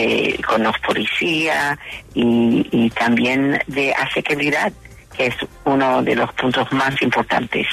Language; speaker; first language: Spanish; non-native, fluent; English